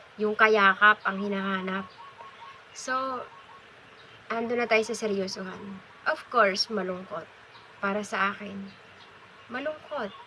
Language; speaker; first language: Filipino; native; Filipino